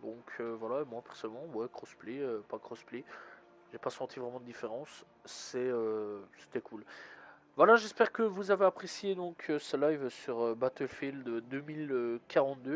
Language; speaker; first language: French; native; French